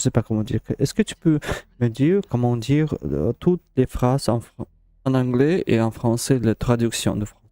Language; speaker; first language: French; non-native, learner; Russian